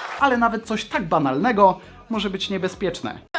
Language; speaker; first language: Polish; native; Polish